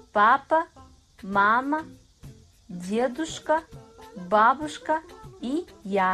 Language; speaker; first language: Russian; non-native, fluent; Kazakh